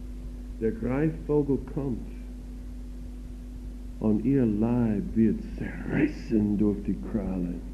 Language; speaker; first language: German; non-native, fluent; English